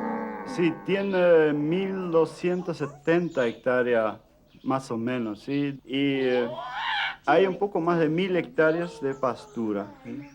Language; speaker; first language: Spanish; early bilingual, heritage; Plautdietsch